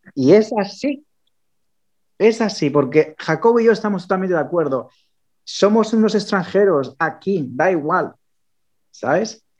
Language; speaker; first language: Spanish; native; Spanish